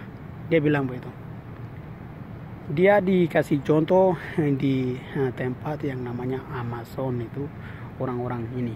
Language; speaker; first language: Indonesian; non-native, local second language; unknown